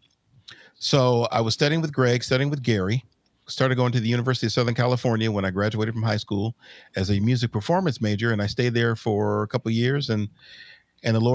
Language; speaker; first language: English; native; English